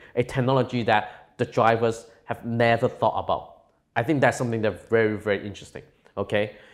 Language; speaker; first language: English; non-native, local second language; Cantonese